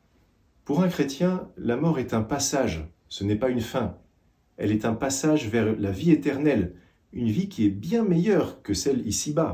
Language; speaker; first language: French; native; French